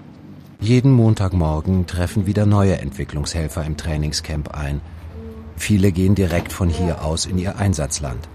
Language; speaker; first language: German; native; German